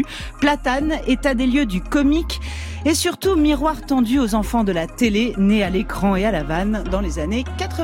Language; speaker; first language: French; native; French